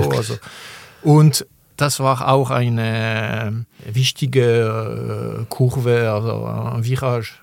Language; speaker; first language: German; non-native, local second language; French